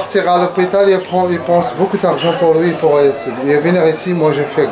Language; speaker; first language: French; non-native, learner; Arabic